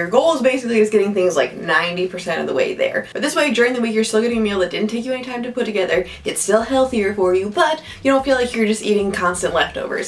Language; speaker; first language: English; native; English